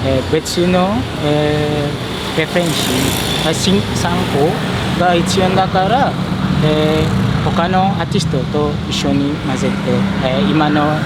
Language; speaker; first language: Japanese; non-native, fluent; Indonesian